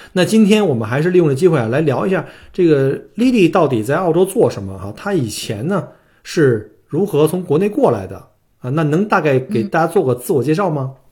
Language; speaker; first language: Chinese; native; Chinese